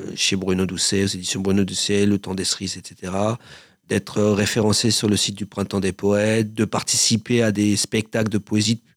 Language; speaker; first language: French; native; French